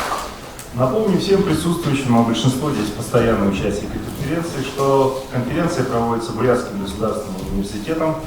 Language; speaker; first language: Russian; native; Russian